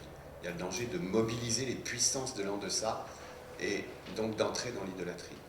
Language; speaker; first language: French; native; French